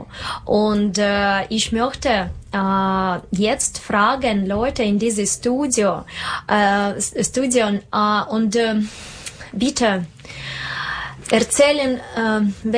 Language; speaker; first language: German; non-native, learner; Russian